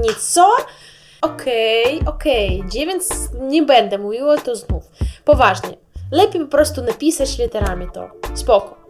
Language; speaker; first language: Polish; non-native, learner; Russian